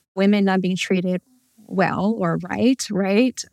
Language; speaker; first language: English; non-native, fluent; Portuguese